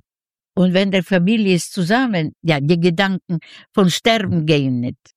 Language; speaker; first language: German; non-native, fluent; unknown